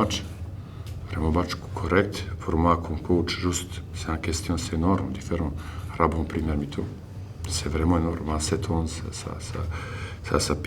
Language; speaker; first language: French; non-native, learner; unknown